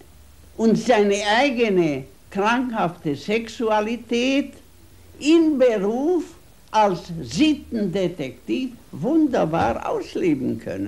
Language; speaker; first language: German; non-native, fluent; Hungarian